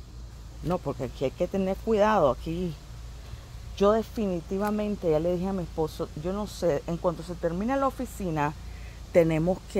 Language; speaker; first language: Spanish; native; Spanish